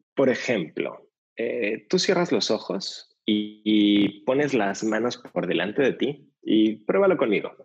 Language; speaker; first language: Spanish; native; Spanish